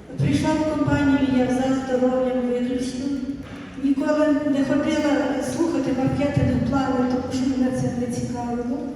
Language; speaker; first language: Ukrainian; native; Ukrainian